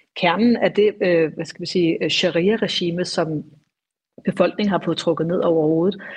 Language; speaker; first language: Danish; native; Danish